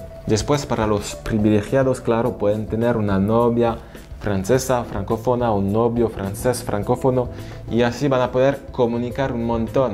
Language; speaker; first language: Spanish; non-native, fluent; French